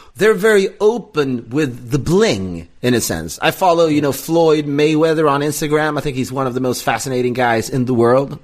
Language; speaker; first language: English; non-native, fluent; Swedish